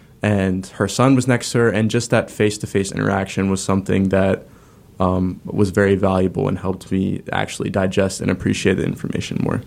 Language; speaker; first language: English; native; English